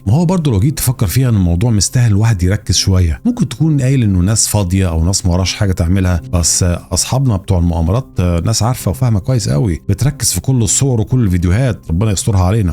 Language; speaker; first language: Arabic; native; Arabic